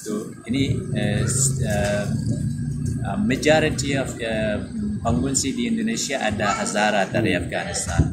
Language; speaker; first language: Indonesian; non-native, learner; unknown